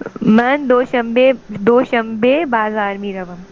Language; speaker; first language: Persian; non-native, learner; Urdu